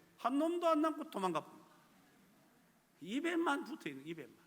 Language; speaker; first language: Korean; native; Korean